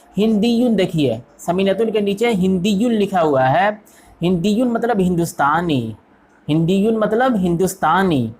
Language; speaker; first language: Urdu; native; Urdu